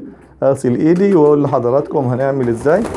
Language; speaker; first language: Arabic; native; Arabic